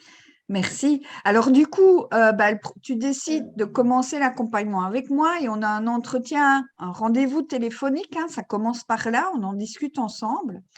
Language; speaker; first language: French; native; French